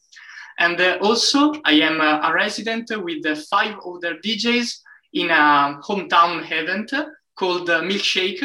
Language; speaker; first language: English; non-native, learner; Italian